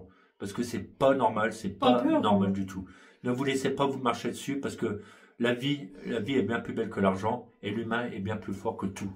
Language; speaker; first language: French; native; French